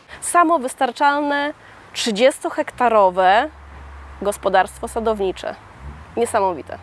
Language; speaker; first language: Polish; native; Polish